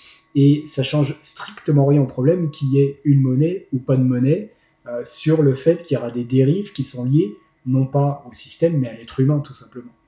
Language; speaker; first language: French; native; French